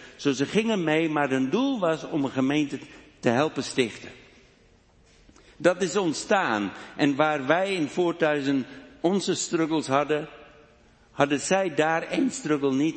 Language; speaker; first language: Dutch; non-native, fluent; English